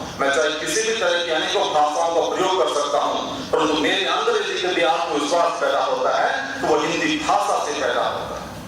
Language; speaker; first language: Hindi; native; Hindi